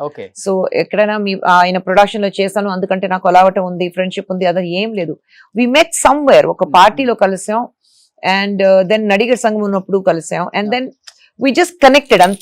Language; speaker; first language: Telugu; non-native, fluent; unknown